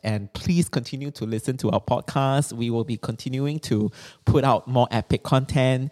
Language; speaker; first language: English; non-native, local second language; Chinese